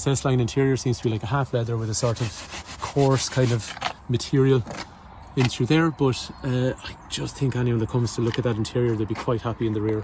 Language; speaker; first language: English; native; English